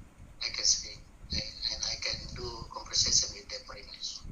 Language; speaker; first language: English; non-native, learner; Buginese